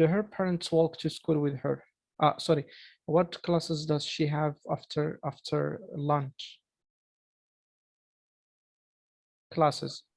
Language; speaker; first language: English; non-native, fluent; Arabic